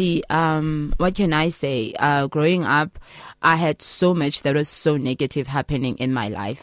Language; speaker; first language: English; non-native, local second language; Xhosa